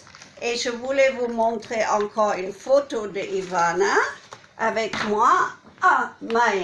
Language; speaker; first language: French; non-native, fluent; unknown